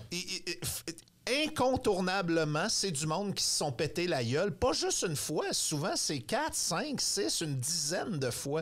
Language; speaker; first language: French; native; French